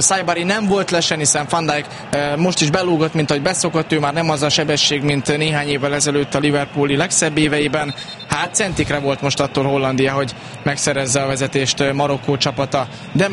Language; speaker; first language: Hungarian; native; Hungarian